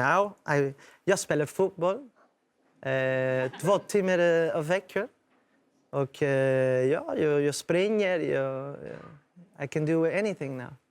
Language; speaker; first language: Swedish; non-native, learner; Portuguese